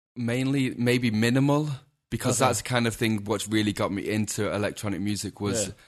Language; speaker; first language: English; native; English